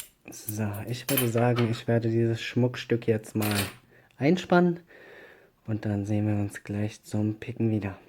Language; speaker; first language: German; native; German